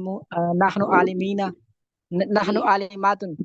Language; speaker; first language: Arabic; non-native, learner; Urdu